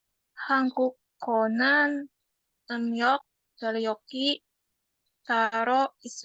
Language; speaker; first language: Korean; non-native, learner; Indonesian